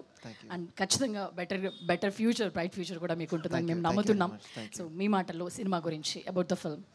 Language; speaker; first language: Telugu; native; Telugu